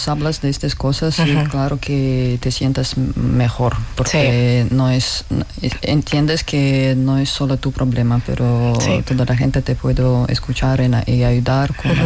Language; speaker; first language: Spanish; non-native, fluent; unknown